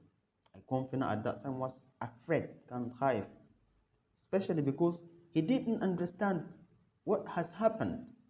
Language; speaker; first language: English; non-native, fluent; Arabic